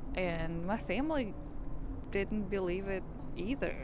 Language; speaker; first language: English; non-native, fluent; Russian